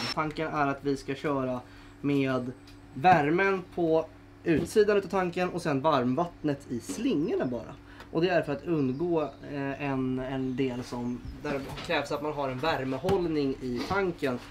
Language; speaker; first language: Swedish; native; Swedish